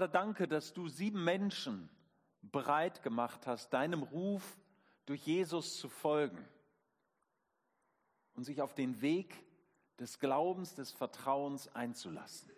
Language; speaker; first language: German; native; German